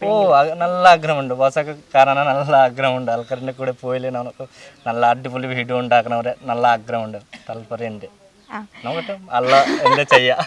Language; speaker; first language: Malayalam; non-native, local second language; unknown